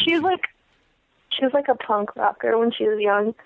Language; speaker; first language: English; native; English